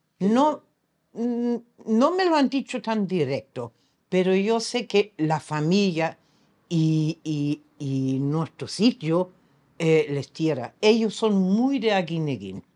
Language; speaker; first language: Spanish; non-native, fluent; German